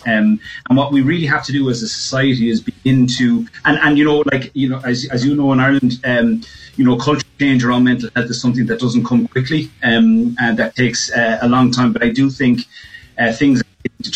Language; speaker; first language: English; native; English